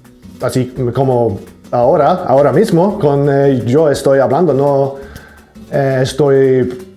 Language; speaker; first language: Spanish; non-native, learner; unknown